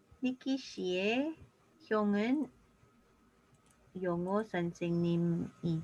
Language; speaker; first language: Korean; non-native, learner; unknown